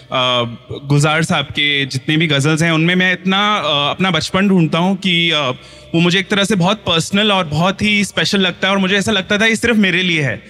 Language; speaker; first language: Hindi; native; Hindi